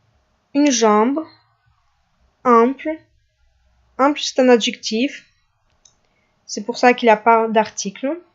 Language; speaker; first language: French; non-native, fluent; Russian